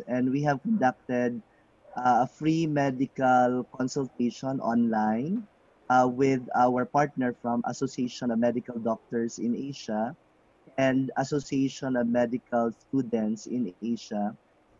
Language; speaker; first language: English; non-native, local second language; Cebuano